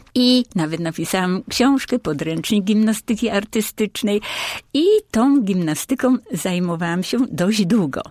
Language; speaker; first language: Polish; native; Polish